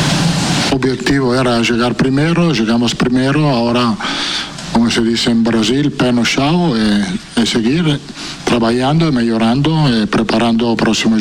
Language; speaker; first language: Portuguese; non-native, fluent; Italian